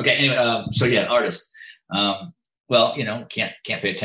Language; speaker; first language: English; native; English